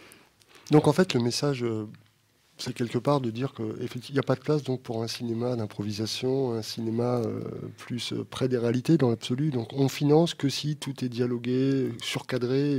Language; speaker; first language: French; native; French